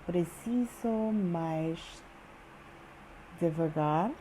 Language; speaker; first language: Portuguese; non-native, learner; English